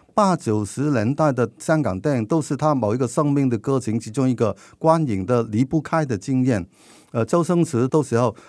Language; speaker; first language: Chinese; non-native, local second language; Cantonese